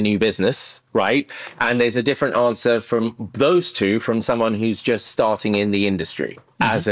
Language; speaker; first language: English; non-native, local second language; Akan